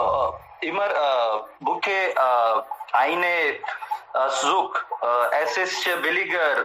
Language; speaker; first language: German; non-native, learner; Hindi